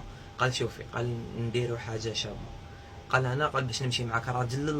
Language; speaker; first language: Arabic; native; Arabic